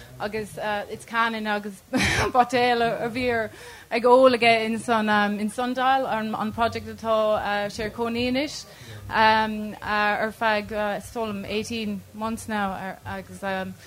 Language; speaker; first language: Irish; non-native, local second language; English